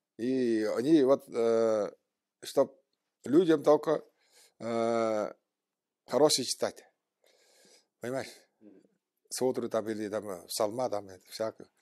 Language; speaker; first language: Russian; non-native, local second language; Tuvinian